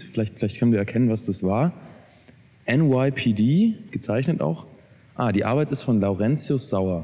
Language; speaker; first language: German; native; German